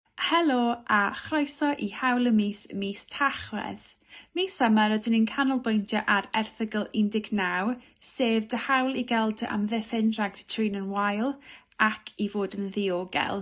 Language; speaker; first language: Welsh; native; Welsh